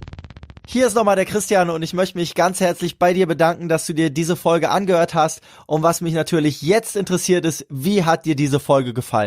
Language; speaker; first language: German; native; German